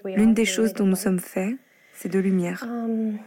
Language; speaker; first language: French; non-native, fluent; Arabic